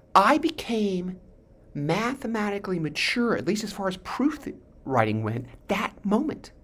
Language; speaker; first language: English; native; English